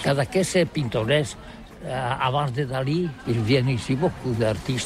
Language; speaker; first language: French; non-native, learner; Catalan